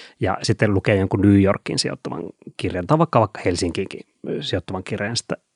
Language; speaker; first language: Finnish; native; Finnish